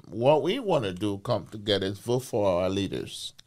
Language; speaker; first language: English; non-native, local second language; Bini